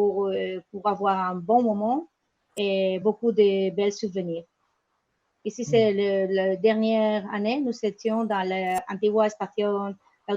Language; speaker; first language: French; non-native, learner; Spanish